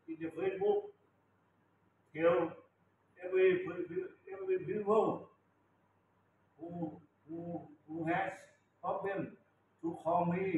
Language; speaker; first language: English; non-native, learner; Thai